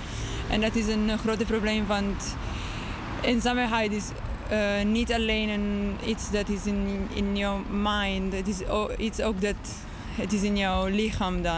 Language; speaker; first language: Dutch; non-native, learner; English